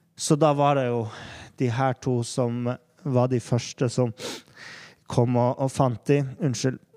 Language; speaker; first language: Norwegian; native; Norwegian